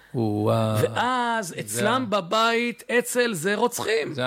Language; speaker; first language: Hebrew; native; Hebrew